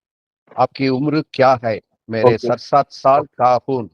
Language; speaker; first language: Hindi; non-native, learner; Tamil